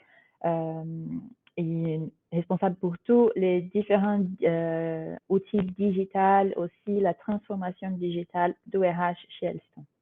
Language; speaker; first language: French; non-native, fluent; Portuguese